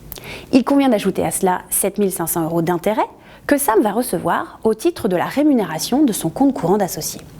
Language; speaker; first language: French; native; French